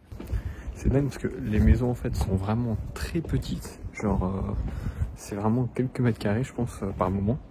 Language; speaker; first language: French; native; French